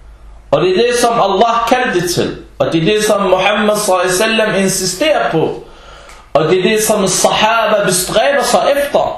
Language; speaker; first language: Danish; early bilingual, other home language; Arabic